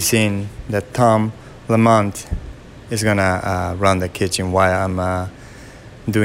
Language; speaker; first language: English; non-native, fluent; Japanese